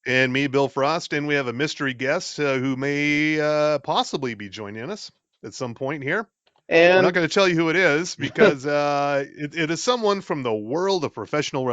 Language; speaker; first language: English; native; English